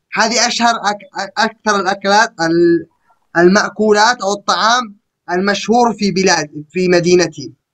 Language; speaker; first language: Arabic; native; Arabic